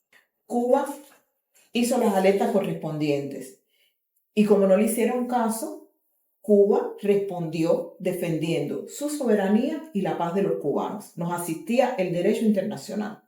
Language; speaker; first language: Spanish; native; Spanish